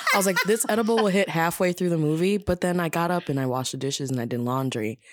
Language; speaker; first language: English; native; English